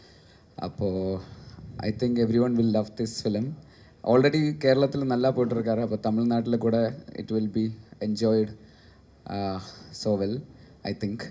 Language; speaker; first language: Tamil; non-native, learner; Malayalam